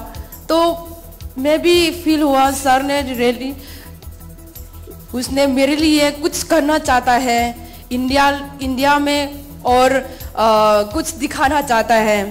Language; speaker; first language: Hindi; non-native, local second language; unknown